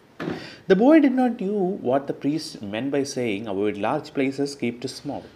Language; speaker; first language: English; non-native, local second language; Malayalam